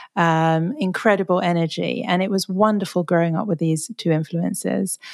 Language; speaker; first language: English; native; English